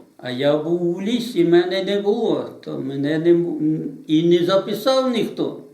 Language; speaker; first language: Ukrainian; native; Ukrainian